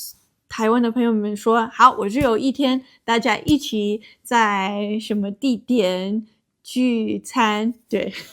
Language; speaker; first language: Chinese; non-native, fluent; English